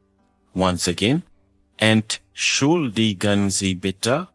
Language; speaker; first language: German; non-native, fluent; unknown